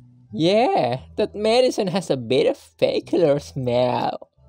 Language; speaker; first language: English; non-native, fluent; Indonesian